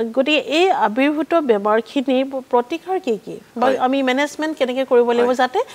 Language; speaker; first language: Assamese; native; Assamese